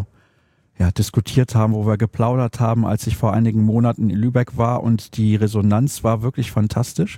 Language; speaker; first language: German; native; German